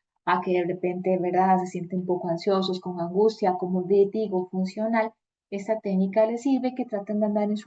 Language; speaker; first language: Spanish; native; Spanish